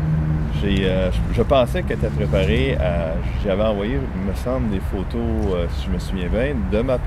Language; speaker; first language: French; native; French